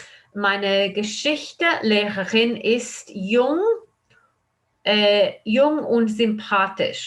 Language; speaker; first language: German; non-native, fluent; English